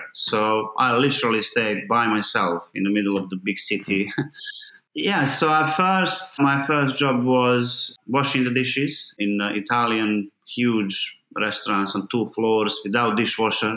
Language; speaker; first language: English; non-native, fluent; Bosnian